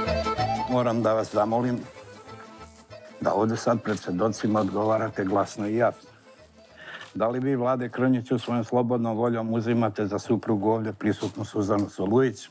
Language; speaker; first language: Serbian; native; Serbian